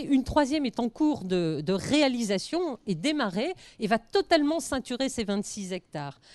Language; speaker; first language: French; native; French